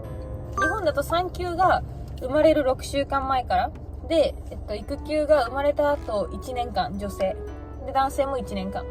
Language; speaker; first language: Japanese; native; Japanese